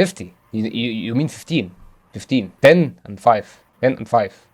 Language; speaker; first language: English; non-native, learner; Arabic